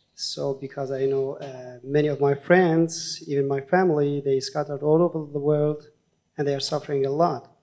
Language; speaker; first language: English; non-native, fluent; Kurdish